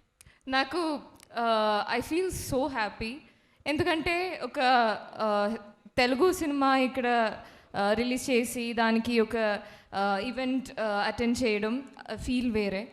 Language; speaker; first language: Telugu; non-native, local second language; Malayalam